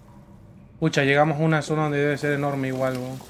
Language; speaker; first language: Spanish; native; Spanish